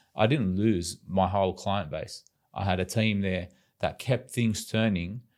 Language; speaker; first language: English; native; English